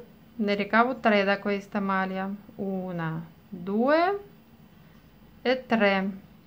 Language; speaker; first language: Italian; non-native, fluent; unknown